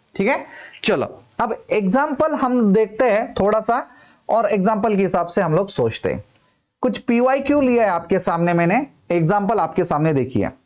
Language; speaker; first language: Hindi; non-native, local second language; Marathi